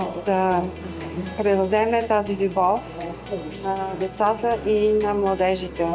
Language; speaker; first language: Bulgarian; early bilingual, heritage; Bulgarian